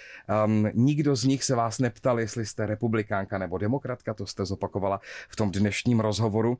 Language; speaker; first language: Czech; native; Czech